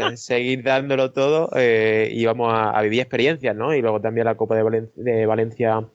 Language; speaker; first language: Spanish; native; Spanish